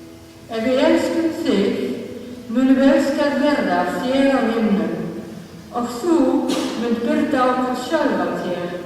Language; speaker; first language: Icelandic; non-native, learner; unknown